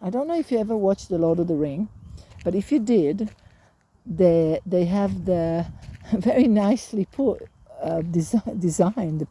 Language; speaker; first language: English; native; English